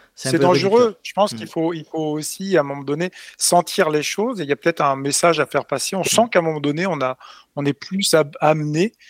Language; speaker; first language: French; native; French